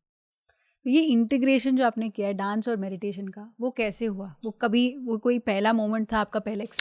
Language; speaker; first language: Hindi; native; Hindi